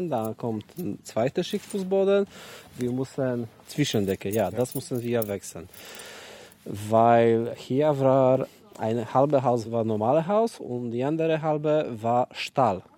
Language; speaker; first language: German; non-native, learner; Polish